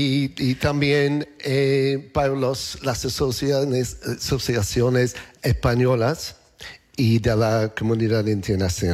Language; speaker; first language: Spanish; non-native, learner; English